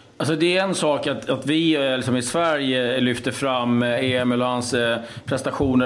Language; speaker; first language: Swedish; native; Swedish